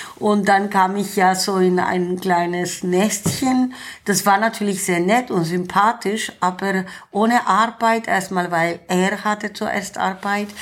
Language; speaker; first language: German; non-native, fluent; Greek